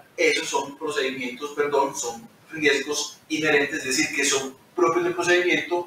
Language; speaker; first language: Spanish; native; Spanish